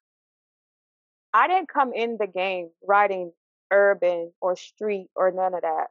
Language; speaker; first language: English; native; English